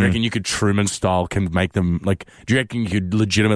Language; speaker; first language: English; native; English